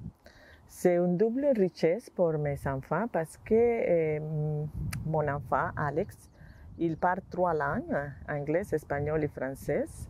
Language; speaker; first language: French; non-native, learner; Spanish